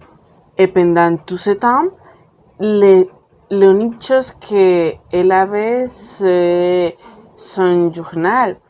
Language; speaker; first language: French; non-native, learner; Spanish